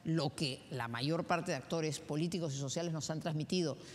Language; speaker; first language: Spanish; native; Spanish